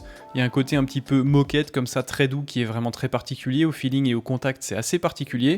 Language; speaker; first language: French; native; French